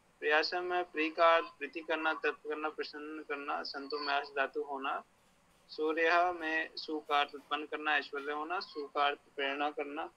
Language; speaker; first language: Hindi; native; Hindi